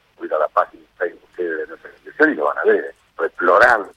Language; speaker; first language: Spanish; native; Spanish